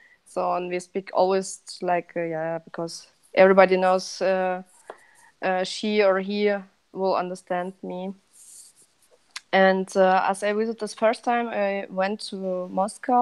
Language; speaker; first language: English; non-native, fluent; Russian